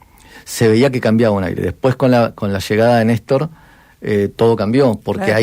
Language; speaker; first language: Spanish; native; Spanish